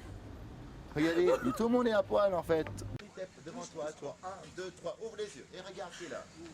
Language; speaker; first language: French; native; French